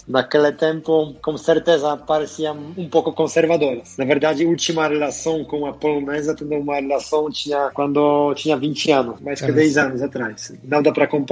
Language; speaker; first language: Portuguese; non-native, fluent; Polish